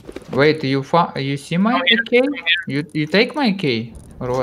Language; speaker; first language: English; non-native, learner; Russian